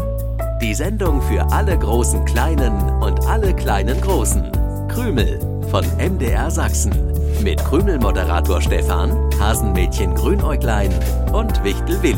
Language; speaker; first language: German; native; German